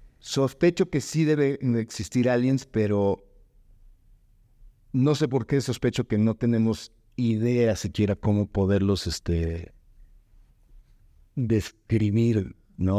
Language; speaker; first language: Spanish; native; Spanish